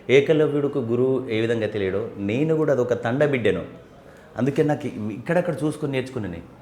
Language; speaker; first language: Telugu; non-native, local second language; Lambadi